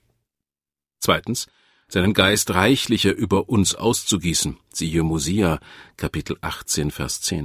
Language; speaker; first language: German; native; German